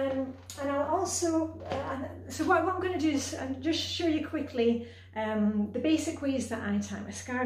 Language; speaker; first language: English; native; English